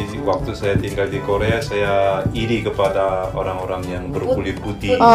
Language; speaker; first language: Indonesian; non-native, fluent; Korean